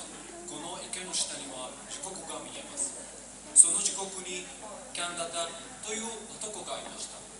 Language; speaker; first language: Japanese; non-native, learner; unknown